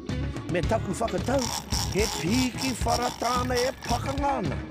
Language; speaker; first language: Māori; non-native, local second language; English